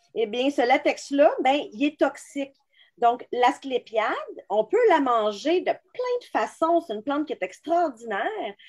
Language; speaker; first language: French; native; French